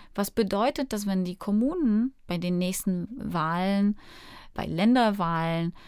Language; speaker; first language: German; early bilingual, other home language; Polish